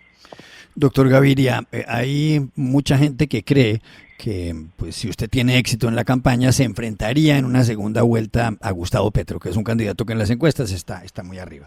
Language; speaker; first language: Spanish; native; Spanish